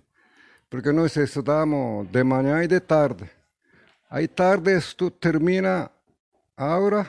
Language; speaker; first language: Portuguese; non-native, learner; Japanese